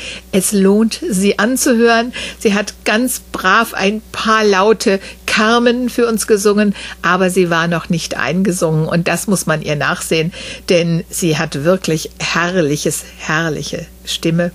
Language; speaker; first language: German; native; German